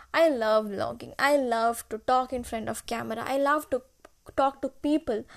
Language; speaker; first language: English; non-native, local second language; Malayalam